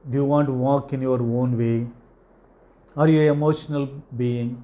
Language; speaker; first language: English; non-native, local second language; Telugu